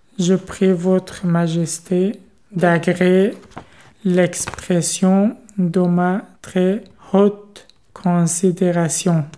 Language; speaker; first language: French; non-native, learner; Persian